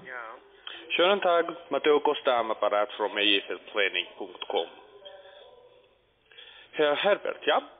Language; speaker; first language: German; non-native, learner; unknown